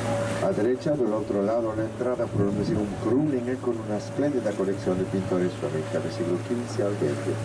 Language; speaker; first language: Spanish; non-native, learner; Dutch